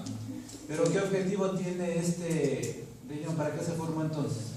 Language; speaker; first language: Spanish; native; Spanish